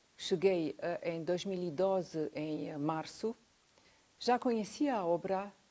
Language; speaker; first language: Portuguese; non-native, fluent; Romanian